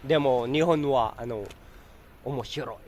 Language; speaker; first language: Japanese; non-native, learner; Filipino